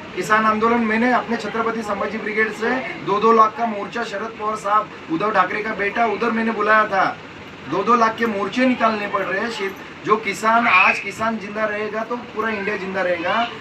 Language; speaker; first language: Hindi; non-native, local second language; Marathi